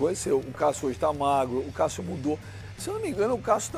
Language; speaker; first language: Portuguese; native; Portuguese